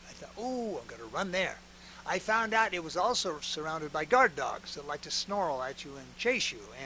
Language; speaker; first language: English; native; English